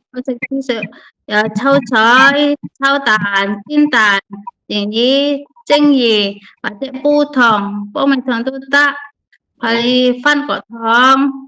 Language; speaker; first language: Cantonese; non-native, learner; Indonesian